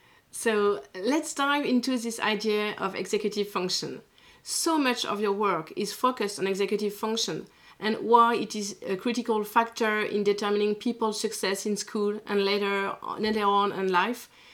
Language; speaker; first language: English; non-native, learner; French